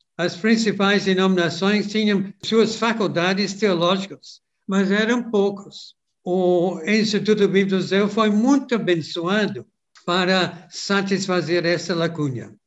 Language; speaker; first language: Portuguese; non-native, fluent; English